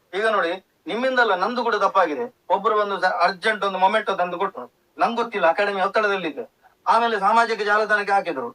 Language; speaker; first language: Kannada; non-native, local second language; Tulu